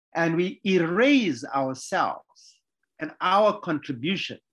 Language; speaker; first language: English; native; English